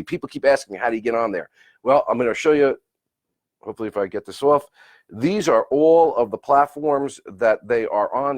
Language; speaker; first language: English; native; English